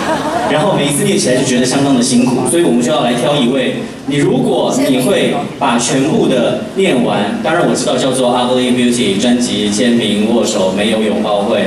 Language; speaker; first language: Chinese; native; Chinese